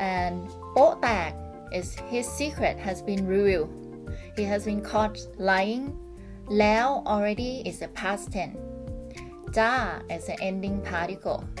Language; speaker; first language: English; non-native, fluent; Thai